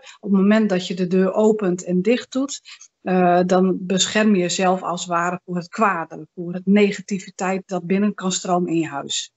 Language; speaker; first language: Dutch; native; Dutch